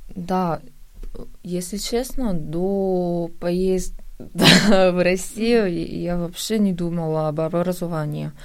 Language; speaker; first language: Russian; non-native, fluent; Korean